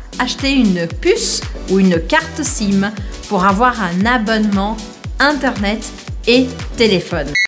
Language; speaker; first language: French; non-native, fluent; Portuguese